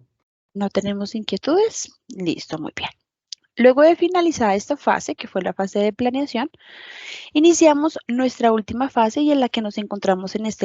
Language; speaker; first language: Spanish; native; Spanish